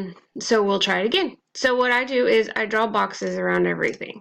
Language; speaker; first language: English; native; English